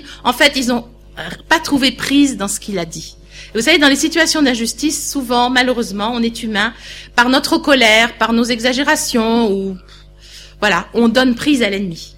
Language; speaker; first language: French; native; French